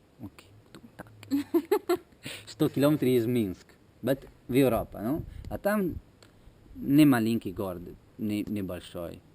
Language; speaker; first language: Russian; non-native, learner; Italian